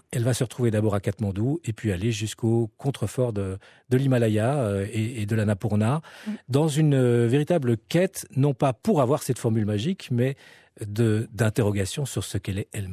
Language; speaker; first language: French; native; French